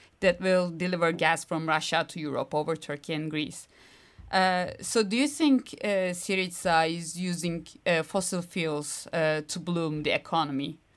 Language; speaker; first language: English; non-native, fluent; Turkish